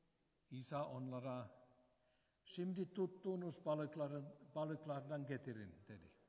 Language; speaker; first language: Turkish; non-native, fluent; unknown